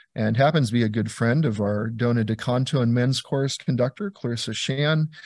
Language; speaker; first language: English; native; English